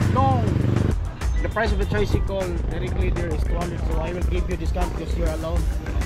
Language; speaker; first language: English; non-native, local second language; Cebuano